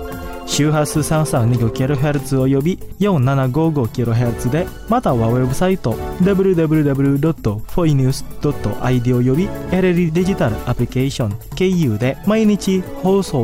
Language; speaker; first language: Japanese; non-native, fluent; Indonesian